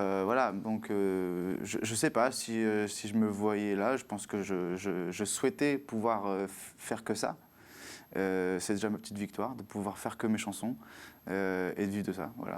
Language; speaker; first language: French; native; French